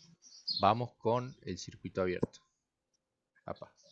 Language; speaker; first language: Spanish; native; Spanish